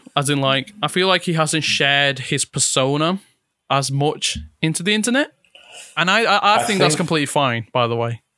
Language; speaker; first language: English; non-native, fluent; Italian